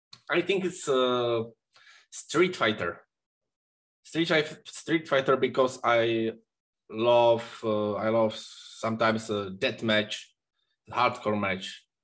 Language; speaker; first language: English; non-native, learner; Czech